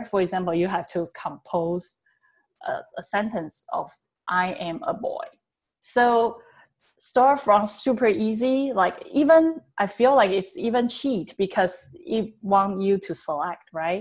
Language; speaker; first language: English; non-native, fluent; Chinese